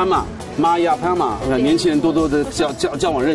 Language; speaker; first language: Chinese; native; Chinese